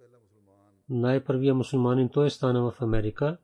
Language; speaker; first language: Bulgarian; non-native, learner; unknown